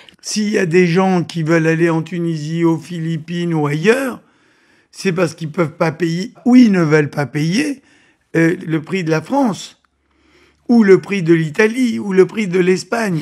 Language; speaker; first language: French; native; French